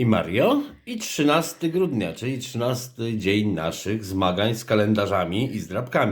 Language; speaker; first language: Polish; native; Polish